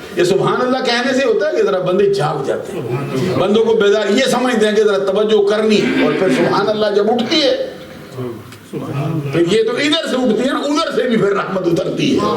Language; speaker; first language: Urdu; non-native, local second language; Punjabi